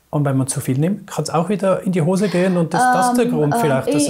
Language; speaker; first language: German; native; German